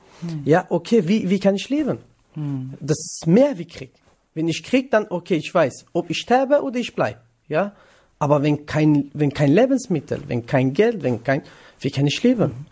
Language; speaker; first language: German; non-native, learner; Kurdish